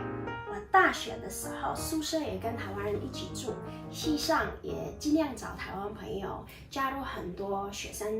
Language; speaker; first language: Chinese; non-native, fluent; Mongolian